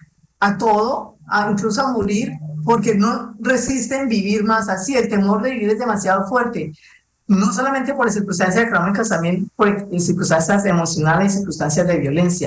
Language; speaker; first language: Spanish; native; Spanish